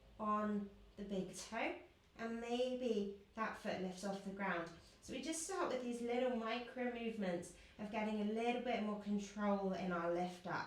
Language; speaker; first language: English; native; English